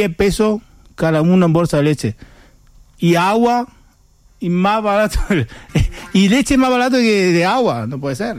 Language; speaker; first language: Spanish; non-native, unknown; Chinese